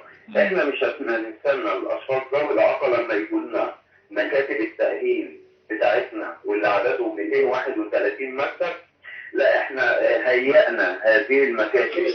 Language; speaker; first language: Arabic; native; Arabic